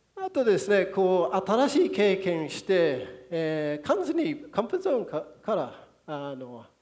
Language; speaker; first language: Japanese; non-native, fluent; English